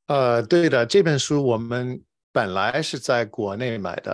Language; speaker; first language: Chinese; non-native, fluent; English